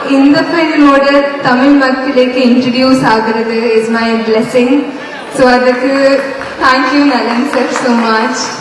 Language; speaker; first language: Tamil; non-native, learner; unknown